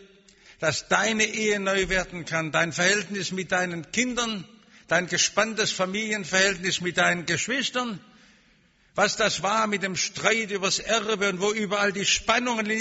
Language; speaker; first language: German; native; German